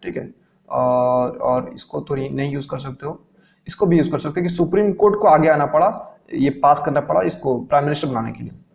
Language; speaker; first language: Hindi; native; Hindi